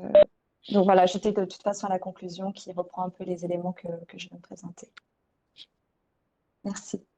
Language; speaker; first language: French; native; French